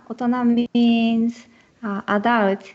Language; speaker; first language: English; non-native, learner; Japanese